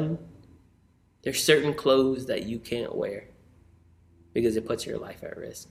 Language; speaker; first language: English; native; English